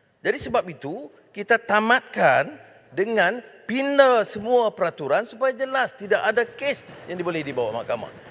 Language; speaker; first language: Malay; native; Malay